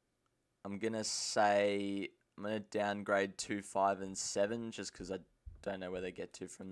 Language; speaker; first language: English; native; English